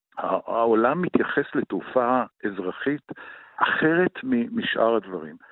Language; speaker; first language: Hebrew; native; Hebrew